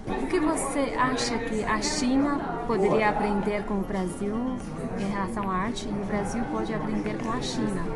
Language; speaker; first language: Portuguese; non-native, fluent; Chinese